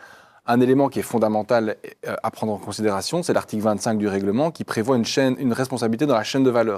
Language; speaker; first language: French; native; French